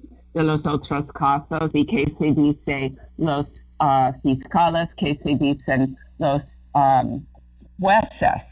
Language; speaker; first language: Spanish; non-native, fluent; English